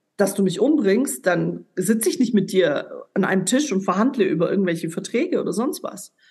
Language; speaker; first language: German; native; German